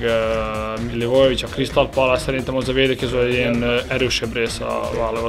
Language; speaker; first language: Hungarian; non-native, learner; Serbian